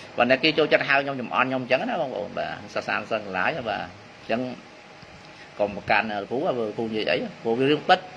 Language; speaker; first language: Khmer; native; Khmer